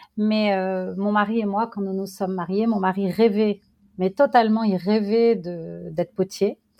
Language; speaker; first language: French; non-native, local second language; Arabic